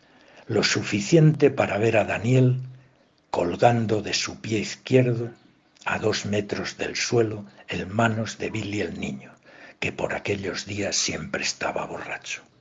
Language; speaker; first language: Spanish; native; Spanish